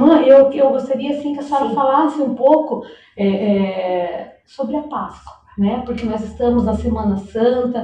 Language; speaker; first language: Portuguese; native; Portuguese